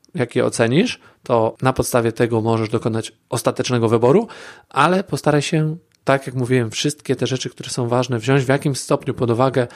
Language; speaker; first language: Polish; native; Polish